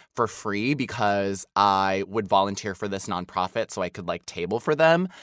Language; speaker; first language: English; native; English